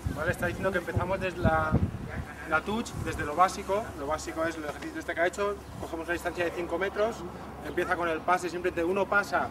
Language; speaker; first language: Spanish; native; Spanish